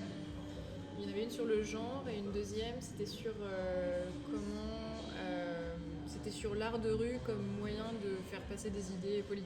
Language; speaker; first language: French; native; French